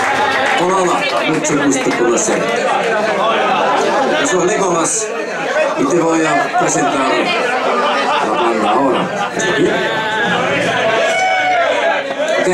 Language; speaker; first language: Spanish; non-native, fluent; Finnish